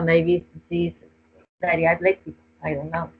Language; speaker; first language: English; non-native, learner; Spanish